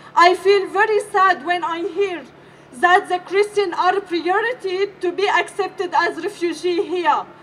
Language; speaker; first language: English; non-native, fluent; Arabic